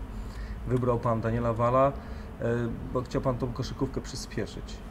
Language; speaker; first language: Polish; native; Polish